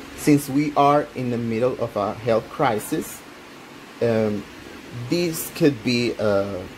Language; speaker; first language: English; non-native, local second language; Spanish